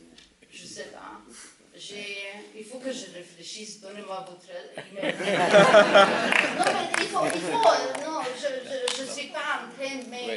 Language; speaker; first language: French; non-native, fluent; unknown